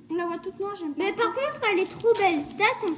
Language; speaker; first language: French; native; French